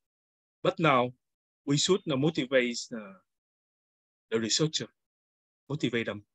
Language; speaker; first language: English; non-native, learner; Vietnamese